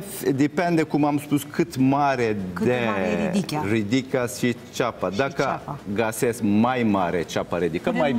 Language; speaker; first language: Romanian; non-native, learner; Turkish